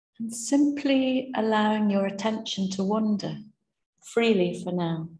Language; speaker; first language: English; native; English